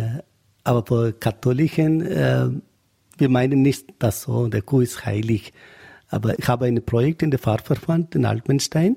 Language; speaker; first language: German; non-native, learner; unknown